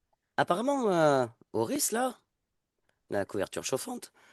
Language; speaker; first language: French; native; French